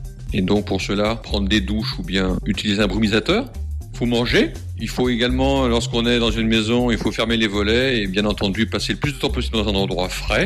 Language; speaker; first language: French; native; French